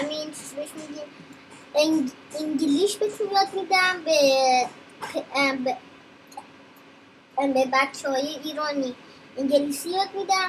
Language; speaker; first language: Persian; early bilingual, heritage; Persian